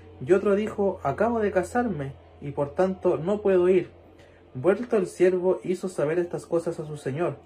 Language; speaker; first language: Spanish; native; Spanish